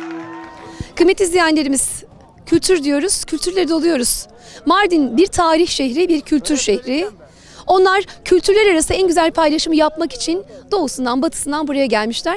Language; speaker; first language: Turkish; native; Turkish